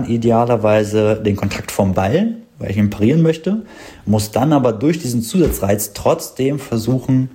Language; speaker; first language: German; native; German